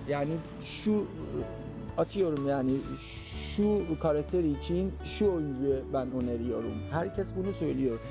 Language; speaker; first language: Turkish; non-native, fluent; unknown